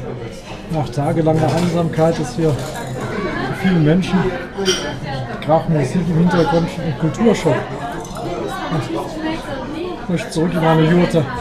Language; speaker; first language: German; native; German